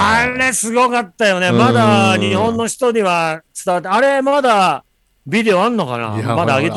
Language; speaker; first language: Japanese; native; Japanese